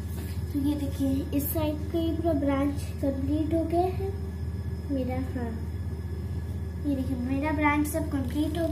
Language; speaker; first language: Hindi; native; Hindi